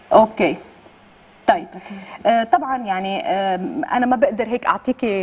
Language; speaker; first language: Arabic; native; Arabic